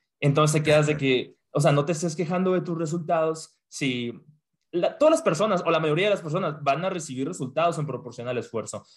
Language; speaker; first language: Spanish; native; Spanish